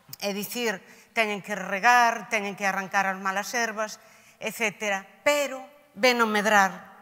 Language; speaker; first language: Galician; native; Galician